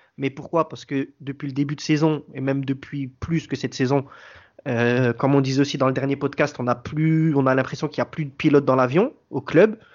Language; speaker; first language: French; native; French